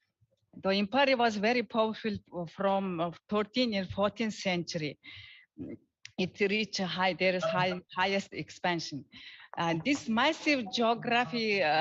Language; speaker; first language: English; non-native, learner; Mongolian